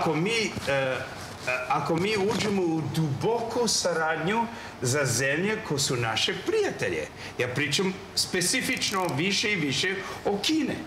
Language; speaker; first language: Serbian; non-native, learner; English